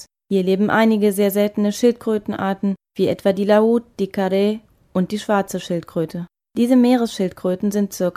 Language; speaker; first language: German; native; German